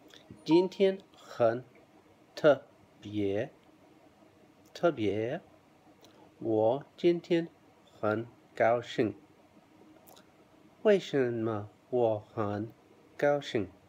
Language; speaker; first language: Chinese; non-native, learner; English